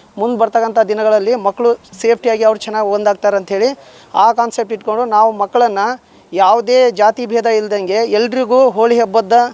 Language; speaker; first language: Kannada; native; Kannada